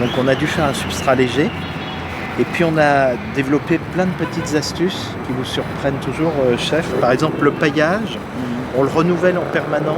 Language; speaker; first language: French; native; French